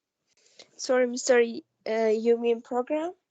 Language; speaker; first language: English; non-native, learner; Central Kurdish